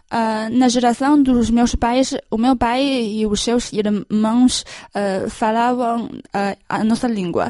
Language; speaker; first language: Portuguese; non-native, fluent; Chinese